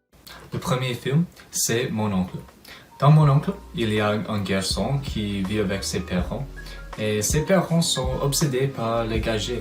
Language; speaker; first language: French; non-native, fluent; English